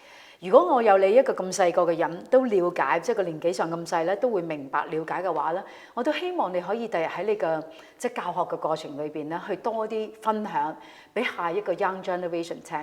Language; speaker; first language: Cantonese; native; Cantonese